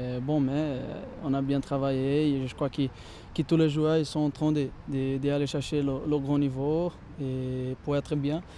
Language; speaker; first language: French; non-native, learner; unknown